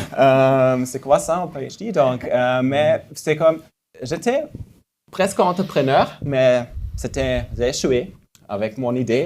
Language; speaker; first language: French; non-native, fluent; German